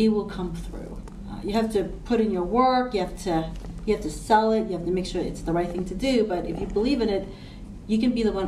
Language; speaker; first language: English; non-native, local second language; Cantonese